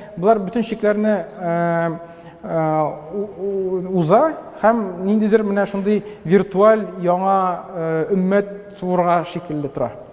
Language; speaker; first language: Tatar; native; Tatar